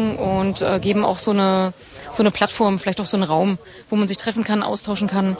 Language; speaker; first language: German; native; German